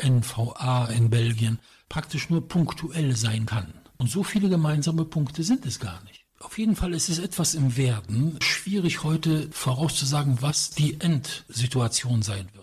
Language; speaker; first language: German; non-native, fluent; Polish